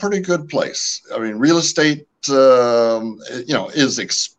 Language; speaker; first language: English; early bilingual, other home language; French